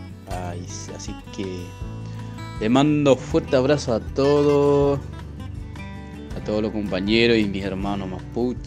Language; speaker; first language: Spanish; non-native, local second language; Guarani